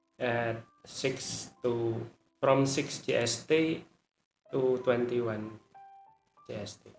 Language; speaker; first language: English; non-native, learner; Indonesian